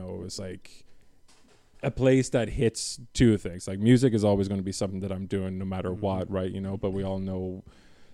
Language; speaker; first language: English; native; English